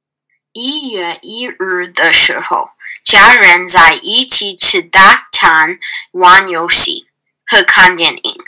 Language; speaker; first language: Chinese; non-native, learner; English